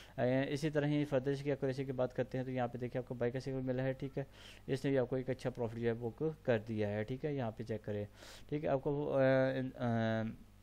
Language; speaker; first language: Urdu; non-native, local second language; Punjabi